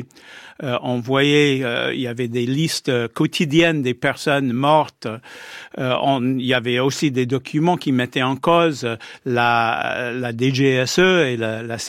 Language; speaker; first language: French; non-native, fluent; English